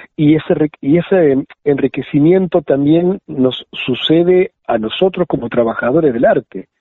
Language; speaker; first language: Spanish; native; Spanish